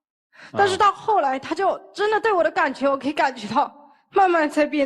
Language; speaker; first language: Chinese; native; Chinese